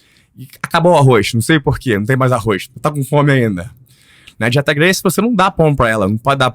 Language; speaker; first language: Portuguese; early bilingual, heritage; Portuguese